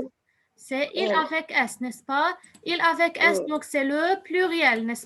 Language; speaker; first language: French; non-native, fluent; Arabic